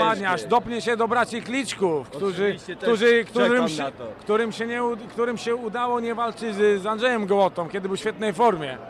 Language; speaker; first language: Polish; native; Polish